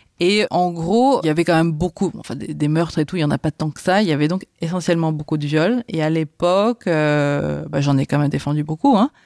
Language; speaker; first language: French; native; French